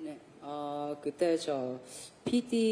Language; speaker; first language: Korean; non-native, learner; Vietnamese